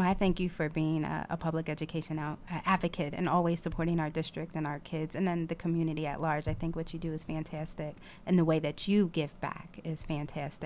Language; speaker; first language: English; native; English